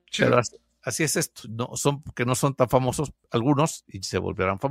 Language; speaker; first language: Spanish; native; Spanish